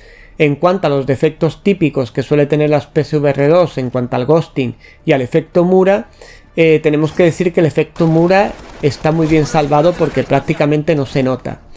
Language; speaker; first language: Spanish; native; Spanish